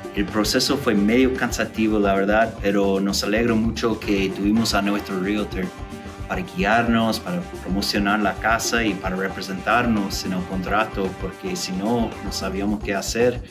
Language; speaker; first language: Spanish; non-native, fluent; English